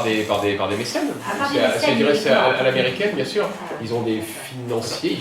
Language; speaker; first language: French; native; French